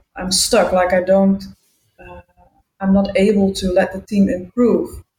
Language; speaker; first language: English; non-native, fluent; Dutch